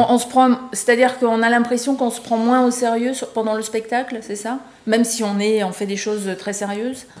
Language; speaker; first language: French; native; French